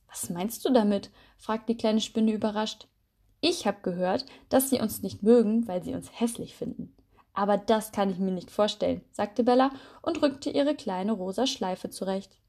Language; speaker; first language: German; native; German